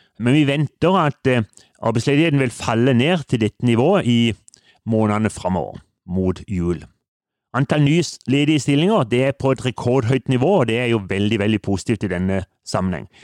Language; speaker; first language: Norwegian; native; Norwegian